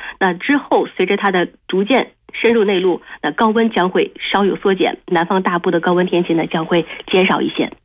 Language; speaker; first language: Chinese; native; Chinese